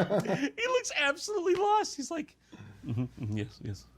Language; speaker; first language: English; native; English